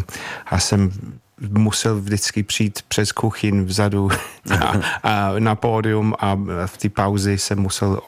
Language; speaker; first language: Czech; non-native, fluent; English